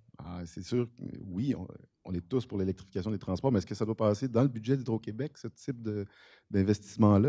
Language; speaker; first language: French; native; French